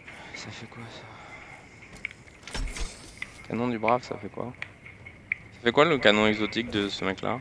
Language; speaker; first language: French; native; French